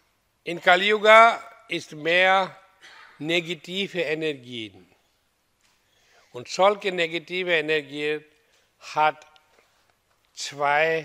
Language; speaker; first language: German; non-native, fluent; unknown